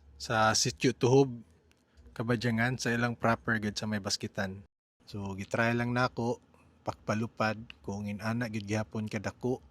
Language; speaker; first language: Cebuano; native; Cebuano